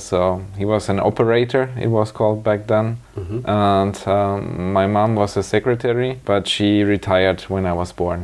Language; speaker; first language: English; non-native, fluent; German